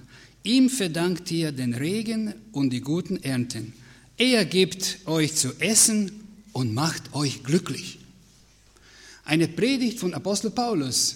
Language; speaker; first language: German; non-native, fluent; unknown